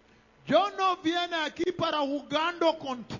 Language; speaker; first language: Spanish; non-native, learner; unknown